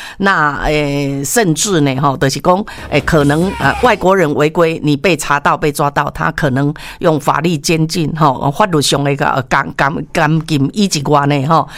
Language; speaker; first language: Chinese; native; Chinese